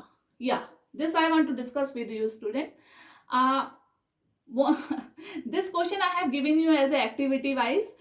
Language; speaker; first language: English; non-native, local second language; Hindi